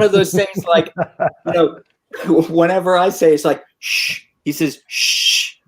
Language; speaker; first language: English; native; English